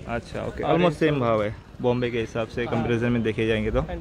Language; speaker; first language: Hindi; non-native, local second language; Konkani